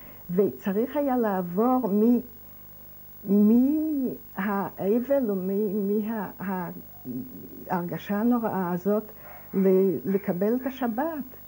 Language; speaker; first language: Hebrew; non-native, fluent; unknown